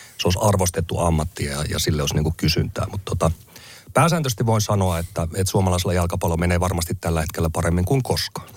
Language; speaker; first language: Finnish; native; Finnish